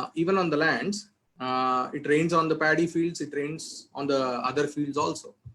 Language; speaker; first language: English; non-native, local second language; Telugu